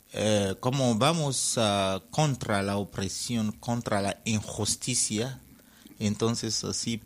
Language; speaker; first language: Spanish; non-native, fluent; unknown